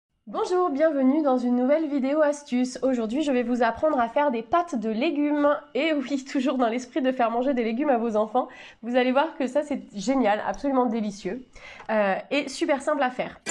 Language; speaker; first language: French; native; French